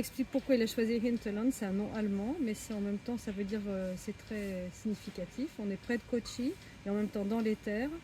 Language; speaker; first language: French; native; French